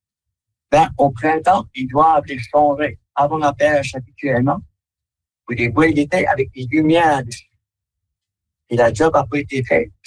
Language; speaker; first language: French; native; French